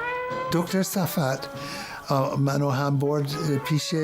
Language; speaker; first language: Persian; non-native, fluent; English